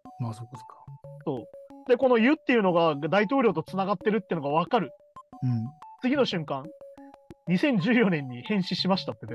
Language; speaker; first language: Japanese; native; Japanese